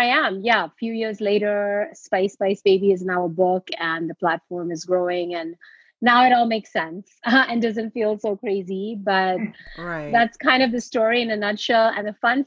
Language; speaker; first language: English; non-native, local second language; Hindi